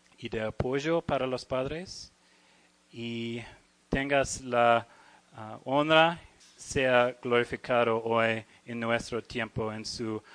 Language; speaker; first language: Spanish; non-native, learner; English